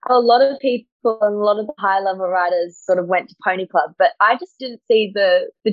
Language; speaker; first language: English; native; English